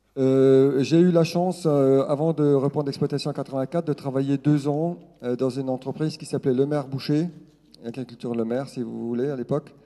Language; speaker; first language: French; non-native, local second language; Swiss German